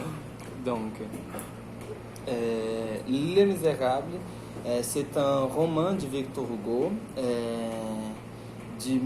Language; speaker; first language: French; non-native, learner; Portuguese